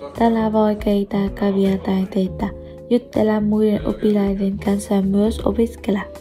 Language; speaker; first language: Finnish; non-native, learner; Vietnamese